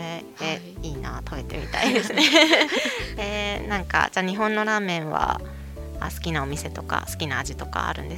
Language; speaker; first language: Japanese; native; Japanese